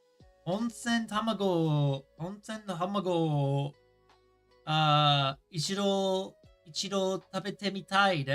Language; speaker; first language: Japanese; non-native, learner; English